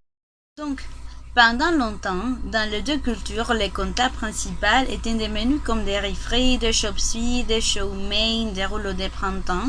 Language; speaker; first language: French; non-native, learner; Spanish